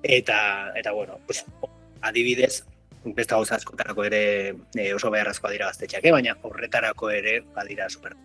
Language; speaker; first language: Basque; native; Basque